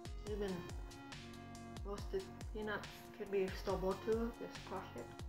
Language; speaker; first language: English; non-native, fluent; Vietnamese